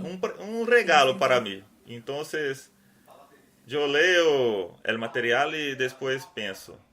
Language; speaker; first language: Spanish; non-native, learner; Portuguese